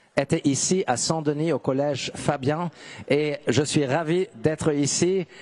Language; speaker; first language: French; non-native, fluent; German